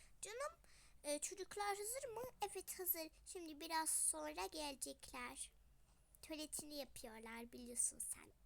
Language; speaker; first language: Turkish; early bilingual, other home language; Arabic